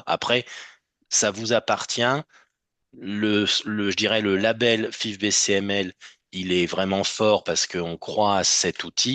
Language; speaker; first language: French; native; French